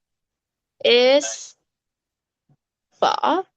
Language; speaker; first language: English; non-native, learner; Vietnamese